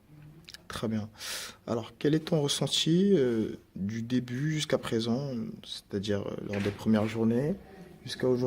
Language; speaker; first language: French; native; French